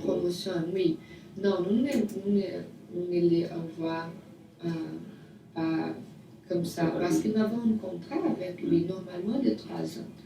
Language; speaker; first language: French; non-native, learner; Portuguese